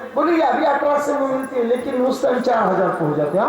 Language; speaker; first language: Hindi; non-native, local second language; Marathi